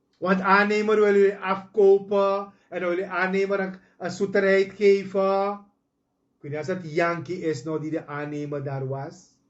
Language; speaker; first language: Dutch; native; Dutch